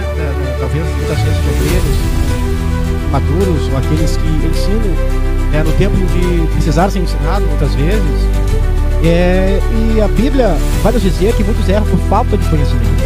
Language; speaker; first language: Portuguese; native; Portuguese